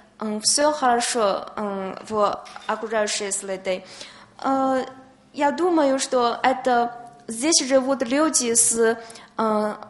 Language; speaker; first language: Russian; non-native, learner; Chinese